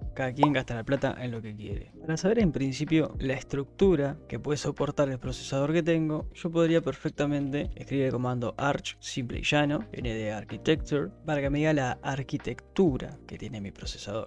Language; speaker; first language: Spanish; native; Spanish